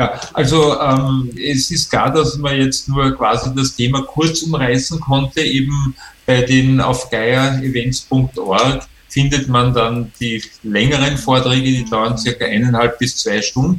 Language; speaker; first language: German; native; German